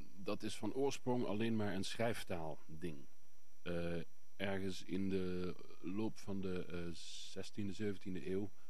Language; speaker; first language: Dutch; native; Dutch